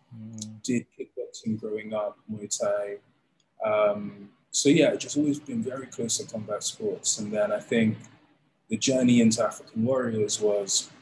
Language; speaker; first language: English; native; English